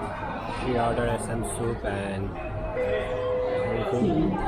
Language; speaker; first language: English; non-native, learner; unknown